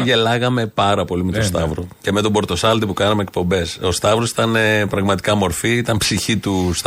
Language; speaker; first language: Greek; native; Greek